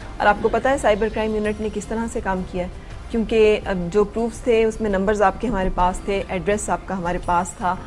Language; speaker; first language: Urdu; native; Urdu